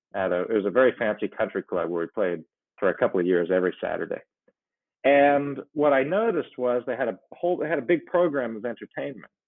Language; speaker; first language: English; native; English